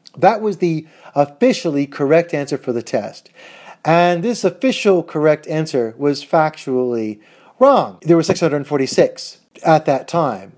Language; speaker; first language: English; native; English